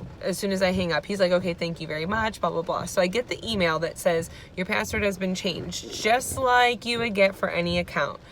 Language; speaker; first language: English; native; English